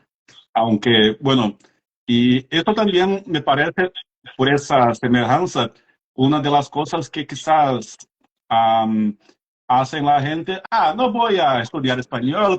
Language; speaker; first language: Spanish; non-native, fluent; Portuguese